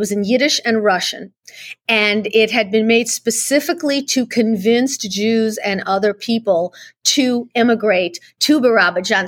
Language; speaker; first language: English; early bilingual, other home language; Russian